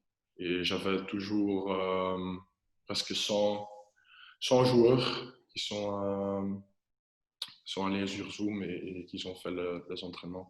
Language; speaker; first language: French; non-native, local second language; Dutch